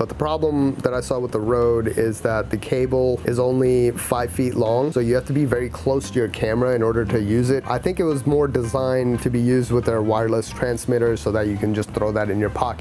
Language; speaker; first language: English; native; English